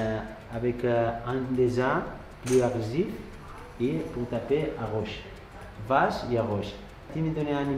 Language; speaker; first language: French; non-native, learner; Spanish